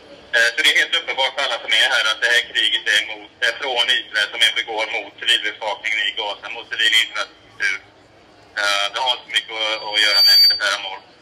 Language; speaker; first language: Swedish; native; Swedish